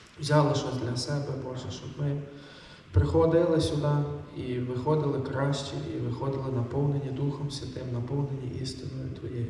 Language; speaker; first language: Ukrainian; native; Ukrainian